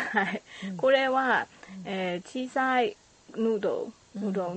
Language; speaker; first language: Japanese; non-native, learner; Burmese